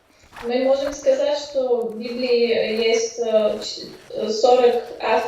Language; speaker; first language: Russian; non-native, fluent; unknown